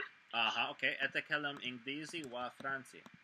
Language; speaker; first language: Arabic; non-native, learner; English